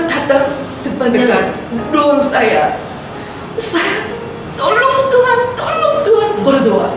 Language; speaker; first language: Indonesian; non-native, learner; Korean